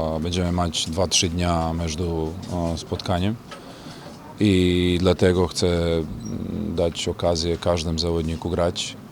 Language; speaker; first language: Polish; non-native, learner; Serbian